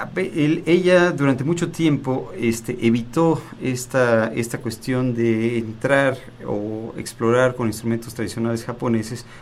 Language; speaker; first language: Spanish; native; Spanish